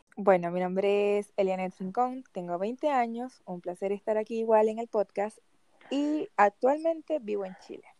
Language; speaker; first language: Spanish; native; Spanish